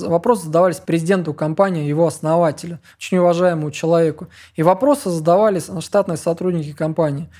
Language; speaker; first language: Russian; native; Russian